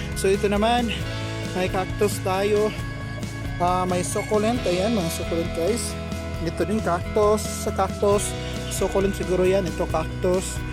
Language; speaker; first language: Filipino; non-native, local second language; Cebuano